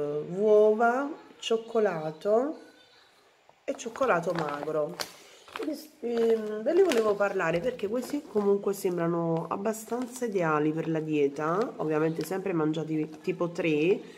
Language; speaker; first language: Italian; native; Italian